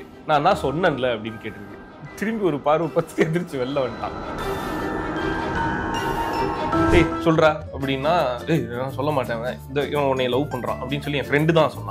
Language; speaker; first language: Tamil; native; Tamil